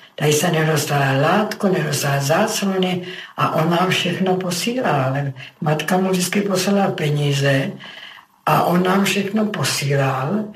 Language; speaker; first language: Czech; native; Czech